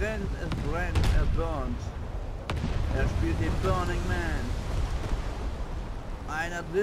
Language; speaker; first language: German; native; German